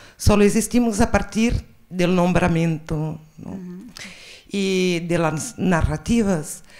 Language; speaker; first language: Spanish; non-native, fluent; Portuguese